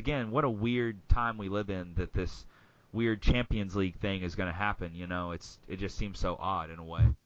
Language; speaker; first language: English; native; English